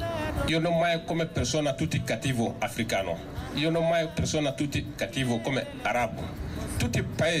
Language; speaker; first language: Italian; non-native, learner; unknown